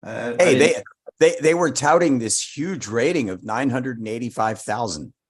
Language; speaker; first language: English; native; English